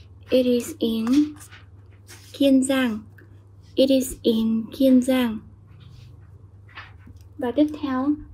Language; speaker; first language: English; non-native, fluent; Vietnamese